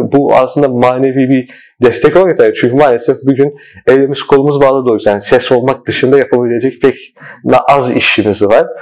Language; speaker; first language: Turkish; early bilingual, heritage; Turkish